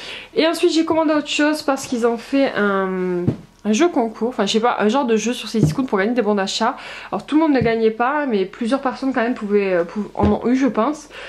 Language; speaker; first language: French; native; French